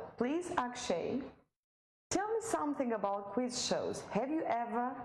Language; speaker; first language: English; non-native, fluent; Romanian